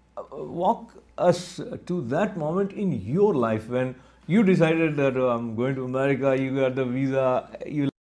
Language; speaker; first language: English; non-native, local second language; Hindi